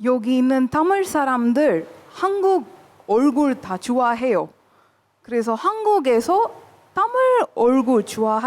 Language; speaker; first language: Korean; non-native, learner; Tamil